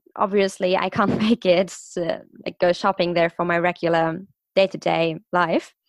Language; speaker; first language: English; non-native, fluent; German